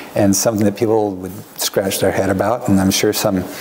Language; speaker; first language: English; native; English